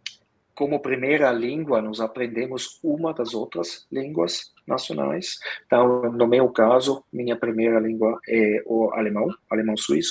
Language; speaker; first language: Portuguese; non-native, fluent; Swiss German